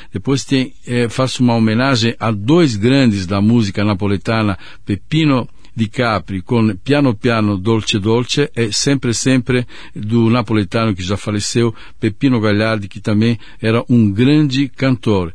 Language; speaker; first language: Portuguese; non-native, fluent; Italian